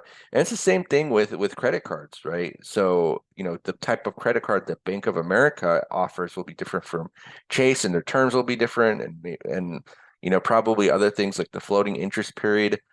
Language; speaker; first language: English; early bilingual, other home language; Korean